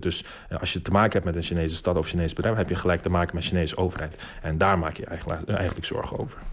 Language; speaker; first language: Dutch; non-native, fluent; Uyghur